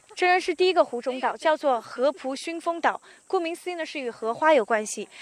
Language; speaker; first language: Chinese; native; Chinese